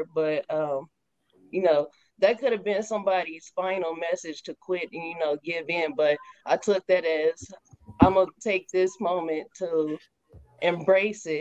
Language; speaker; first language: English; native; English